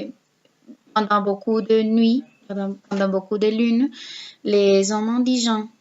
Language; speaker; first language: French; non-native, learner; Spanish